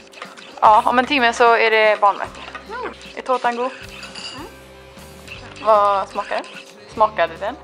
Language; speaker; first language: Swedish; native; Swedish